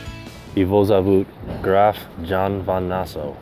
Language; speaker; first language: Russian; non-native, learner; English